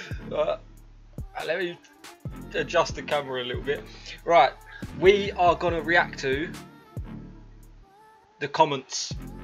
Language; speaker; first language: English; early bilingual, other home language; Italian